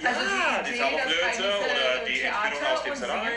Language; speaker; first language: German; non-native, learner; English